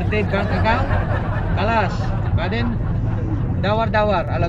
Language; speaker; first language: Arabic; non-native, learner; Filipino